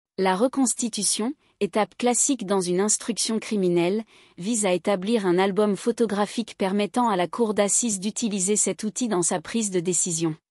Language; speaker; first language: French; native; French